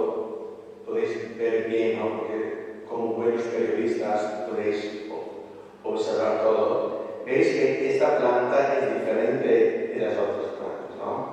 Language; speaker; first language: Spanish; non-native, fluent; Italian